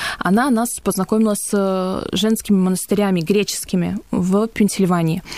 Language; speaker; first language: Russian; early bilingual, heritage; Russian